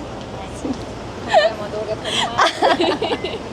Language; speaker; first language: Japanese; non-native, fluent; English